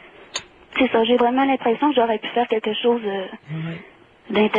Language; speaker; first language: French; native; French